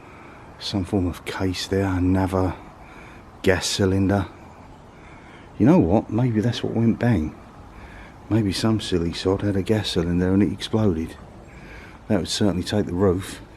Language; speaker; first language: English; native; English